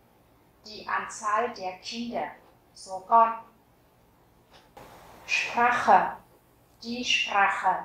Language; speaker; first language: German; non-native, fluent; Vietnamese